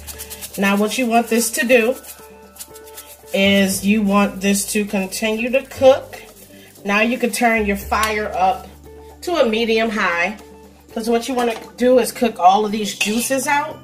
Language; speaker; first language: English; native; English